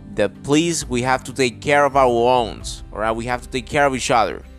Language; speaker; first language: English; non-native, fluent; Spanish